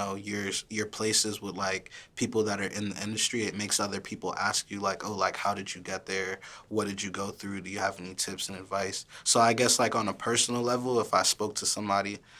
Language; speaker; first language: English; early bilingual, other home language; Haitian Creole